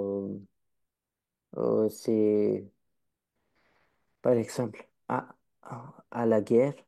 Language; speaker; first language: French; non-native, learner; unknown